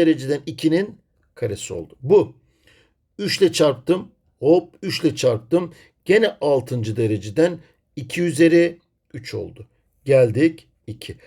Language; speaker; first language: Turkish; native; Turkish